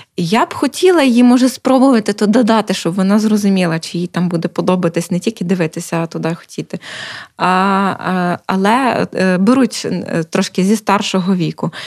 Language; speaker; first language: Ukrainian; native; Ukrainian